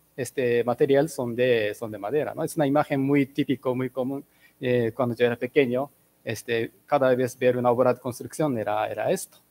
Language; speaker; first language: Spanish; non-native, fluent; Japanese